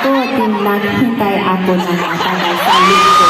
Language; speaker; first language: Filipino; non-native, learner; Korean